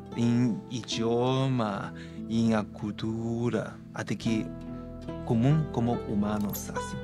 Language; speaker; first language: Portuguese; non-native, fluent; Chinese